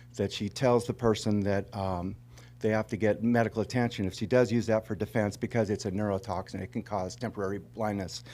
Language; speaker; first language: English; native; English